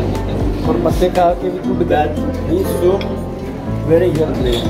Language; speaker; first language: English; non-native, learner; Turkish